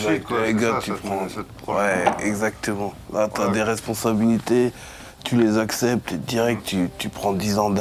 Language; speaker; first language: French; native; French